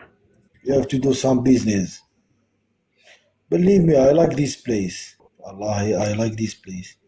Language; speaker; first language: English; non-native, local second language; Arabic